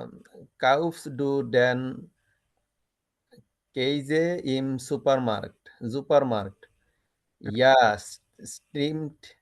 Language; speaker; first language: German; non-native, learner; Bangla